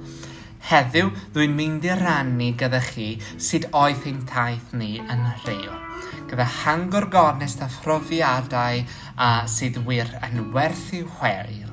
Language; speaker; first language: Welsh; non-native, fluent; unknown